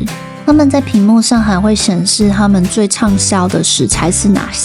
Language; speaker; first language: Chinese; native; Chinese